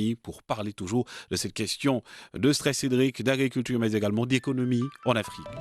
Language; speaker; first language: French; non-native, local second language; Arabic